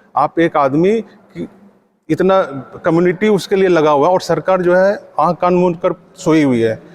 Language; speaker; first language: Hindi; non-native, local second language; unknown